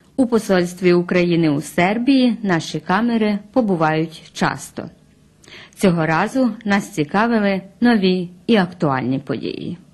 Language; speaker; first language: Ukrainian; early bilingual, heritage; Ukrainian